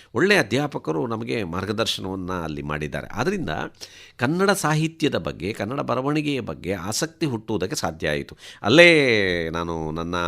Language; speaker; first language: Kannada; non-native, local second language; Tulu